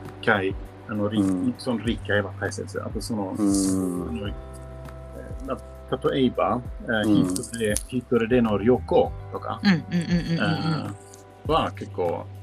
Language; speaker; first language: Japanese; non-native, learner; Swedish